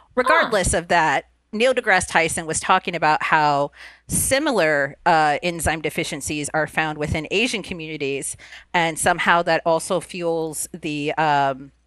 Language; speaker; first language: English; early bilingual, other home language; Spanish